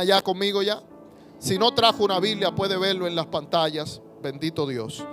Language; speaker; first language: Spanish; native; Spanish